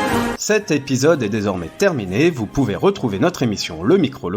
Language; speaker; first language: French; native; French